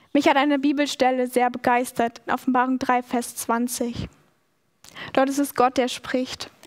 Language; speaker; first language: German; native; German